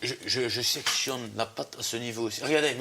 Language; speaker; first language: French; native; French